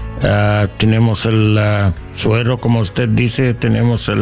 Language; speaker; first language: Spanish; non-native, learner; English